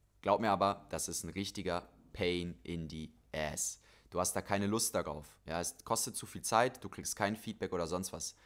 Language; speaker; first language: German; native; German